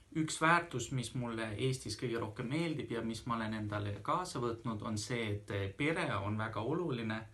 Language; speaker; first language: Estonian; early bilingual, heritage; Estonian